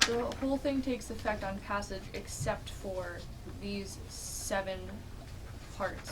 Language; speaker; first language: English; native; English